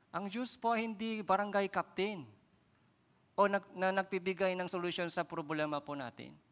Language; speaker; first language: Filipino; non-native, fluent; Korean